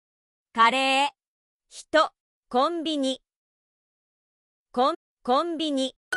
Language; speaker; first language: Japanese; non-native, learner; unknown